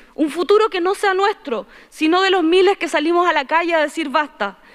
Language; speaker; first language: Spanish; native; Spanish